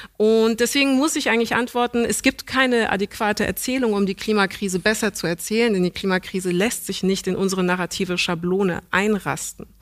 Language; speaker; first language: German; early bilingual, other home language; English